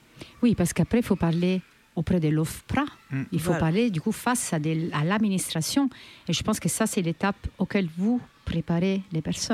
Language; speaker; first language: French; native; French